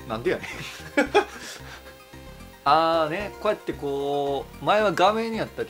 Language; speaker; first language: Japanese; native; Japanese